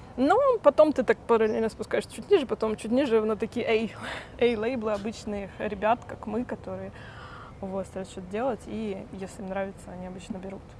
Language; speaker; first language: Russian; native; Russian